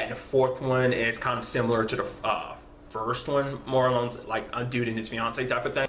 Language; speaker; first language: English; native; English